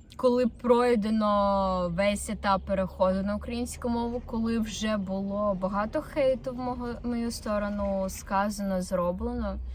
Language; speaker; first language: Ukrainian; non-native, local second language; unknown